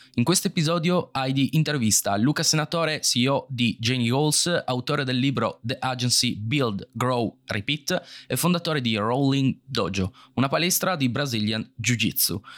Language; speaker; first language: Italian; native; Italian